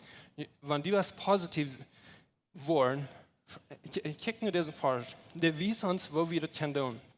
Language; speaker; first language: German; non-native, learner; Plautdietsch